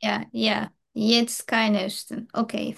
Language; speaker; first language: German; non-native, learner; Turkish